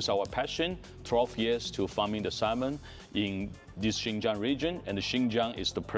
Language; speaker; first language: English; non-native, fluent; Chinese